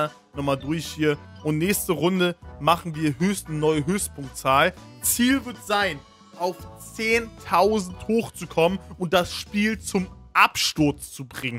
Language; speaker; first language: German; native; German